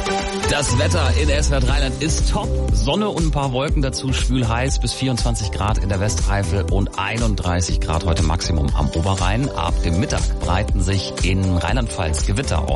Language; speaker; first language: German; native; German